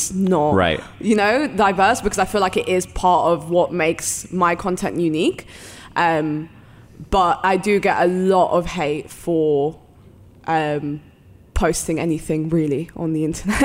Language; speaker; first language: English; early bilingual, other home language; Arabic